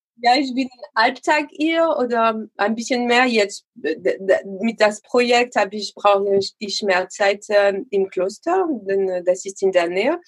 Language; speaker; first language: German; non-native, learner; French